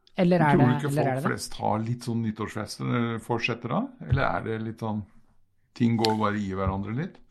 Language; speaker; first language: Norwegian; native; Norwegian